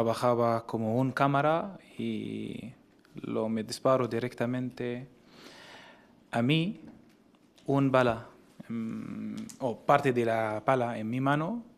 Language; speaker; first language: Spanish; non-native, fluent; Arabic